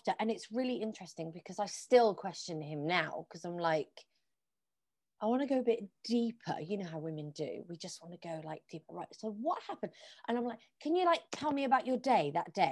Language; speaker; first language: English; native; English